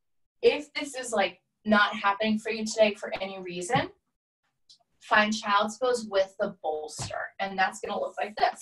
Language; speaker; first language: English; native; English